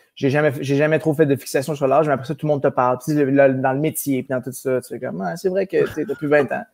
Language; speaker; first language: French; native; French